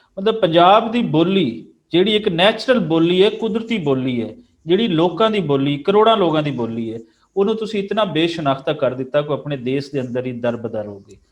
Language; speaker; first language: Punjabi; native; Punjabi